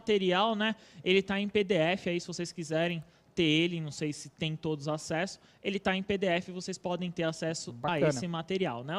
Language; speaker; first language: Portuguese; native; Portuguese